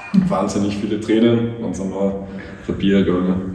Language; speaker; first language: German; native; German